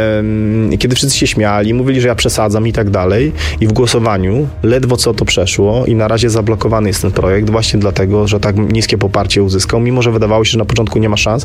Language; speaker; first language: Polish; native; Polish